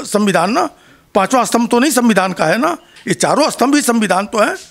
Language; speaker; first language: Hindi; native; Hindi